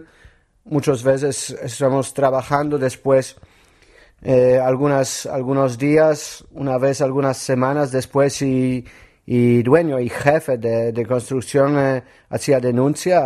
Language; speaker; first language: Spanish; non-native, learner; Polish